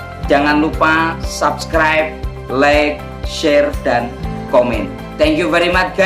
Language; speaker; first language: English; non-native, learner; Indonesian